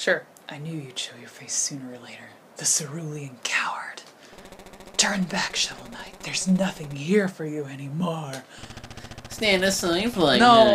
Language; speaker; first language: English; native; English